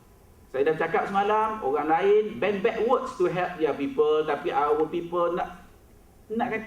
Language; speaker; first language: Malay; native; Malay